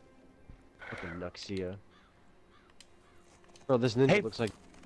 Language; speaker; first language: English; native; English